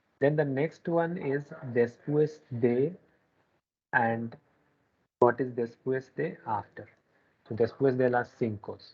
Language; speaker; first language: Spanish; non-native, learner; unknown